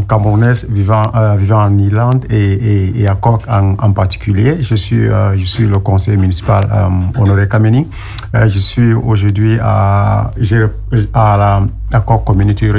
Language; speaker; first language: English; non-native, local second language; French